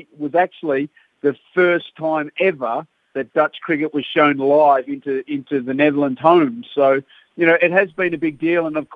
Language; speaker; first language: English; native; English